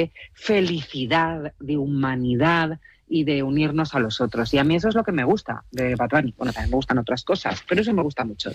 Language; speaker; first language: Spanish; native; Spanish